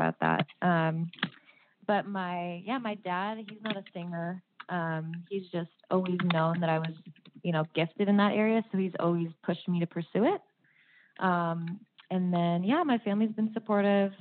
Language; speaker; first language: English; native; English